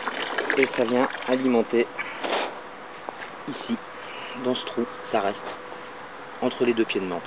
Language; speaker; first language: French; native; French